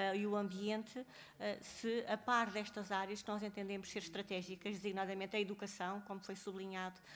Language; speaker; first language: Portuguese; native; Portuguese